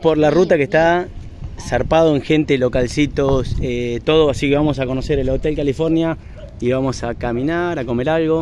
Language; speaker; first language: Spanish; native; Spanish